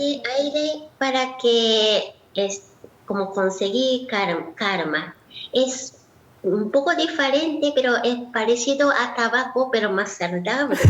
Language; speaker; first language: Spanish; non-native, learner; Japanese